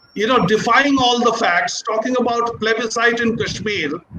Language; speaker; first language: English; non-native, local second language; Hindi